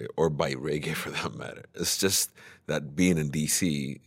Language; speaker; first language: English; early bilingual, other home language; Amharic